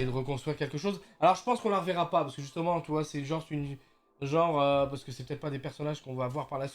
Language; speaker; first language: French; native; French